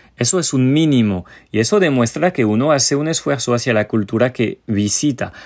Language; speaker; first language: Spanish; non-native, fluent; French